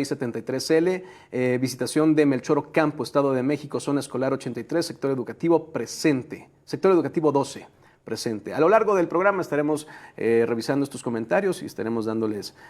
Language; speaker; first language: Spanish; native; Spanish